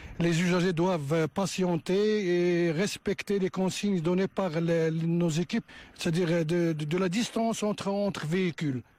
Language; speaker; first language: French; non-native, local second language; Arabic